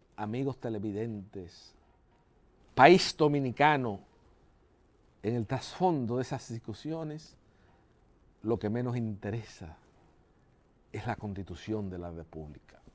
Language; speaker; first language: Spanish; native; Spanish